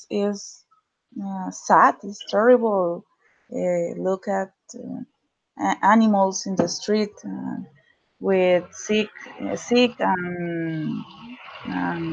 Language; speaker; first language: English; non-native, learner; Spanish